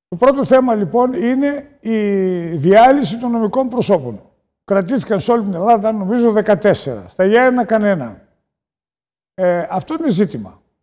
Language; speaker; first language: Greek; native; Greek